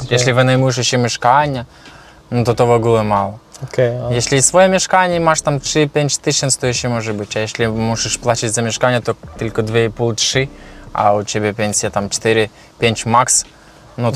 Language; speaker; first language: Polish; non-native, learner; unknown